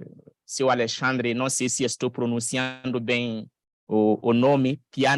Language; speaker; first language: Portuguese; non-native, fluent; French